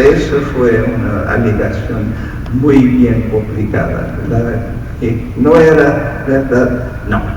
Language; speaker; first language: Spanish; non-native, fluent; English